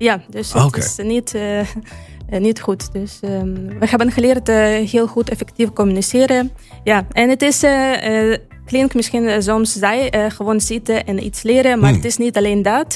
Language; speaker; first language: Dutch; non-native, fluent; Ukrainian